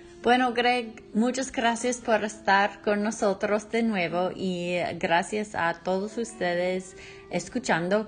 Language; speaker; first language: Spanish; non-native, learner; English